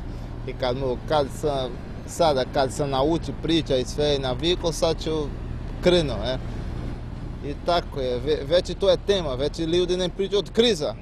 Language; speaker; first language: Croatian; non-native, learner; Portuguese